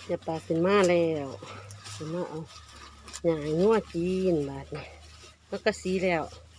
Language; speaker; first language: Thai; native; Thai